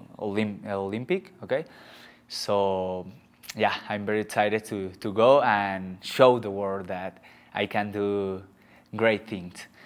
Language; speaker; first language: English; non-native, learner; Spanish